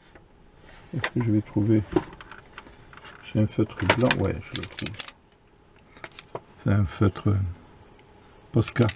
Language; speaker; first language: French; native; French